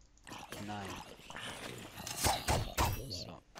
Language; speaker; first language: German; native; German